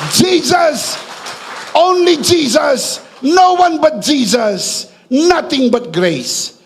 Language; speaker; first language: English; non-native, local second language; Filipino